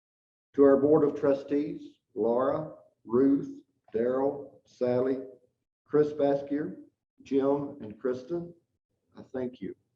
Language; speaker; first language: English; native; English